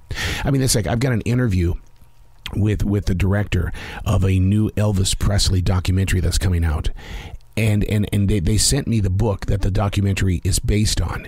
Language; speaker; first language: English; native; English